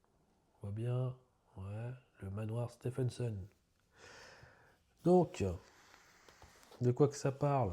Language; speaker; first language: French; native; French